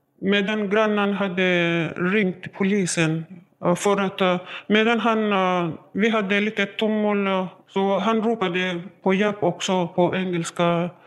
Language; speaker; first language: Swedish; non-native, learner; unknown